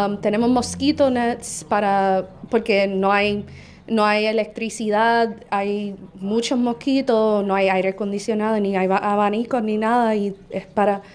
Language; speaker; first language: Spanish; early bilingual, heritage; Spanish